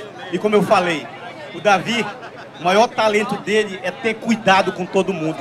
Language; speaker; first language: Portuguese; native; Portuguese